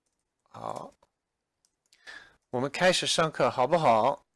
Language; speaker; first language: Chinese; non-native, fluent; English